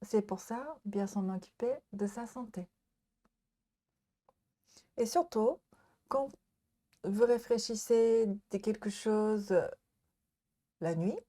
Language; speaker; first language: French; non-native, learner; Japanese